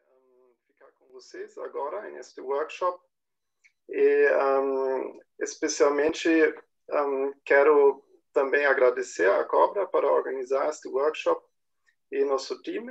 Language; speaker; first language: Portuguese; non-native, fluent; German